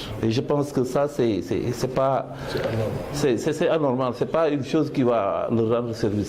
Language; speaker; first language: French; non-native, local second language; Wolof